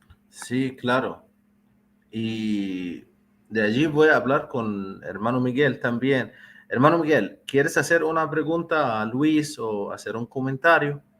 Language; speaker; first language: Spanish; non-native, fluent; Arabic